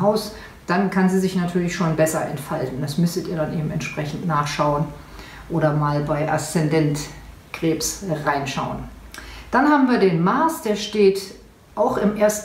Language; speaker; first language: German; native; German